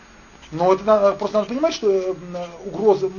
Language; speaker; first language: Russian; native; Russian